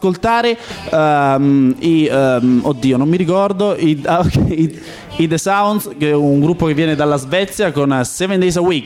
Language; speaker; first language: Italian; native; Italian